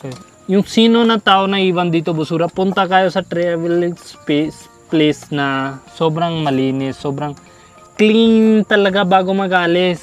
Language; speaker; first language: Filipino; non-native, learner; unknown